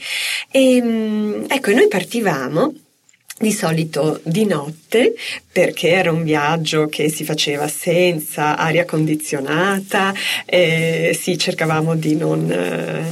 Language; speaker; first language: Italian; native; Italian